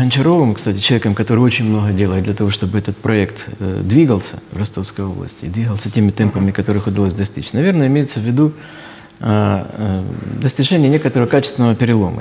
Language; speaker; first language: Russian; native; Russian